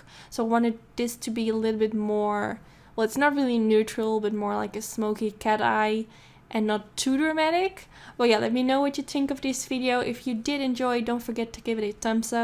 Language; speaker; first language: English; non-native, fluent; Dutch